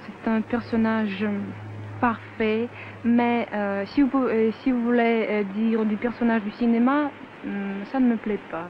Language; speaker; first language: French; non-native, fluent; Russian